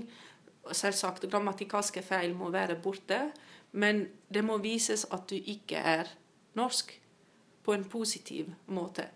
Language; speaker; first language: Norwegian; non-native, fluent; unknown